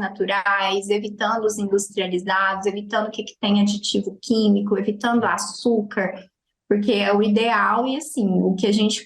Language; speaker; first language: Portuguese; native; Portuguese